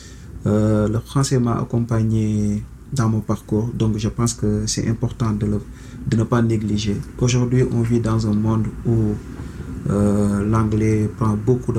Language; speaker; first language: French; non-native, local second language; Wolof